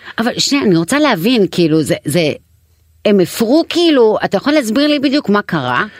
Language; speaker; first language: Hebrew; non-native, local second language; Arabic